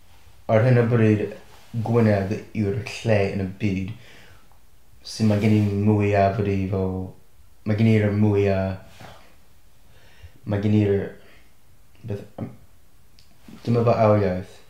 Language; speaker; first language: Welsh; non-native, fluent; English